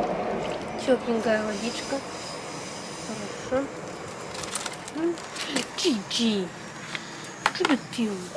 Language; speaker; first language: Russian; early bilingual, heritage; Russian